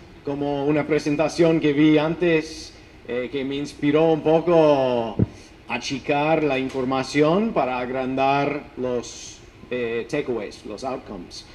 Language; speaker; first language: Spanish; non-native, fluent; English